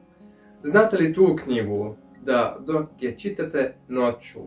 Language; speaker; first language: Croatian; early bilingual, heritage; English